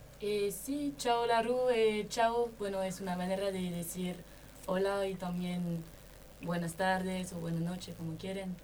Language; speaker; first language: Spanish; non-native, learner; French